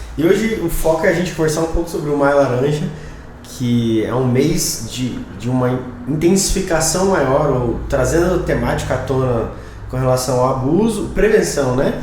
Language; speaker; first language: Portuguese; native; Portuguese